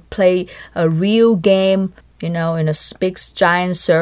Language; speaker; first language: English; non-native, fluent; Vietnamese